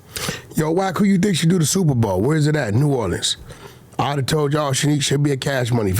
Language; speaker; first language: English; native; English